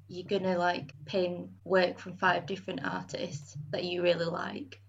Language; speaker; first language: English; native; English